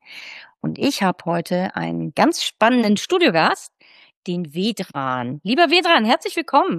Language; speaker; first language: German; native; German